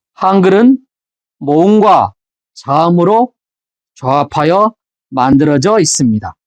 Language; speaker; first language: Korean; native; Korean